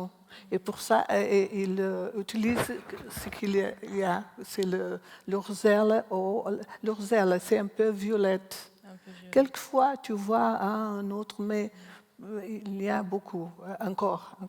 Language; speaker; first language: French; non-native, learner; Portuguese